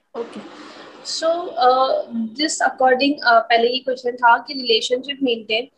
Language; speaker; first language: Hindi; native; Hindi